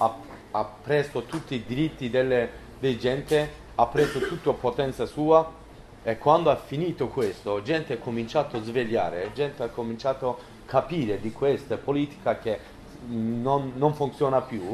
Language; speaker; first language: Italian; non-native, learner; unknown